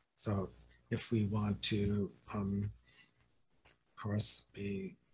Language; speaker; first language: English; native; English